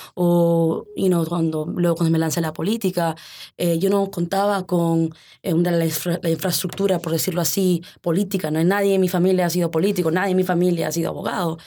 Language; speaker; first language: Spanish; early bilingual, heritage; Spanish